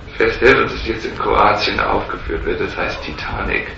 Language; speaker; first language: German; native; German